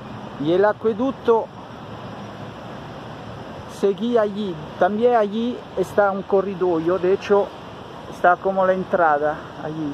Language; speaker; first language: Spanish; non-native, fluent; Italian